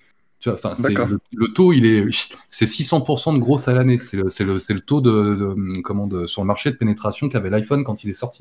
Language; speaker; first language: French; native; French